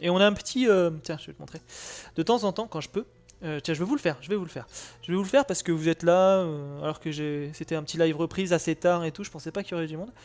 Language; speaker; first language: French; native; French